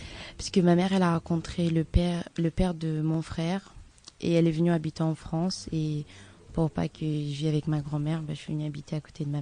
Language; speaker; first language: French; early bilingual, other home language; Portuguese